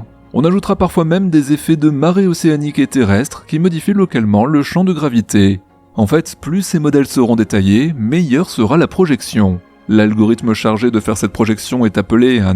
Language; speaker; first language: French; native; French